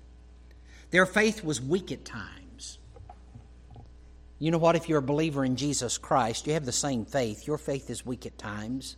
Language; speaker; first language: English; native; English